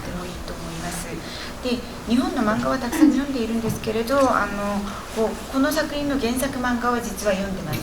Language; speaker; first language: Japanese; non-native, fluent; Korean